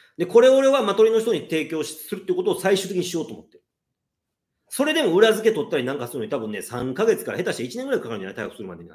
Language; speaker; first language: Japanese; native; Japanese